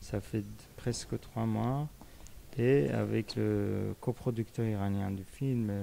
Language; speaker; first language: French; non-native, fluent; Persian